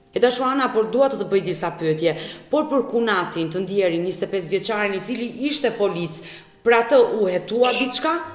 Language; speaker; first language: Albanian; native; Albanian